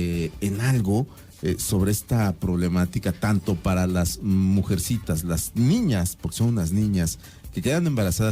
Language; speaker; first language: Spanish; native; Spanish